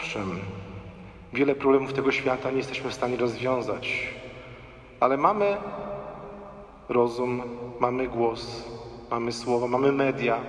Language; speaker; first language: Polish; native; Polish